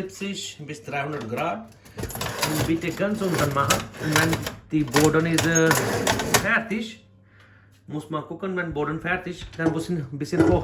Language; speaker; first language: German; non-native, learner; Urdu